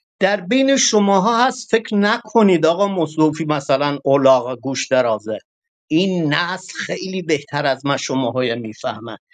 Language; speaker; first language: Persian; non-native, local second language; Kurdish